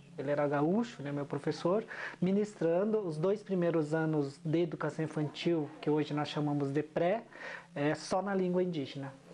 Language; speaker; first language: Portuguese; non-native, local second language; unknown